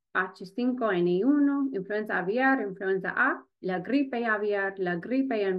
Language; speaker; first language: Spanish; non-native, fluent; English